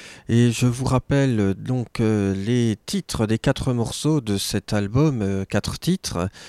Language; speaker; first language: French; native; French